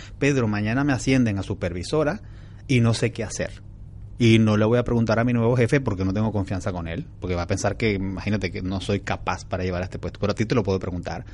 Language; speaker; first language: Spanish; native; Spanish